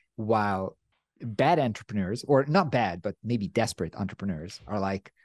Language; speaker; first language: English; non-native, fluent; Hebrew